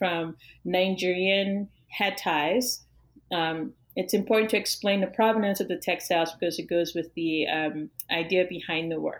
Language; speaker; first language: English; non-native, local second language; Yoruba